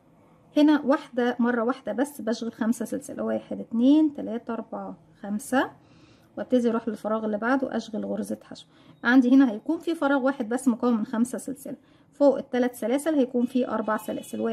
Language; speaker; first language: Arabic; native; Arabic